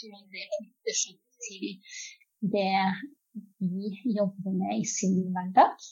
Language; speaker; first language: Norwegian; early bilingual, other home language; Czech